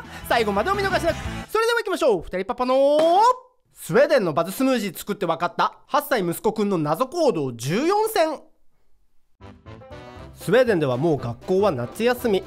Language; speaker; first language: Japanese; native; Japanese